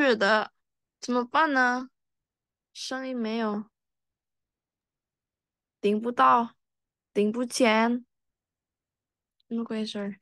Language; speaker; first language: Chinese; non-native, fluent; Indonesian